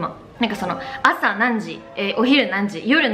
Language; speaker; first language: Japanese; native; Japanese